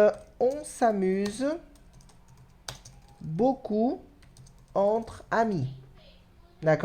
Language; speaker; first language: French; non-native, fluent; Portuguese